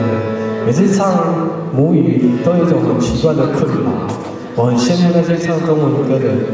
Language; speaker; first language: Chinese; non-native, local second language; Amis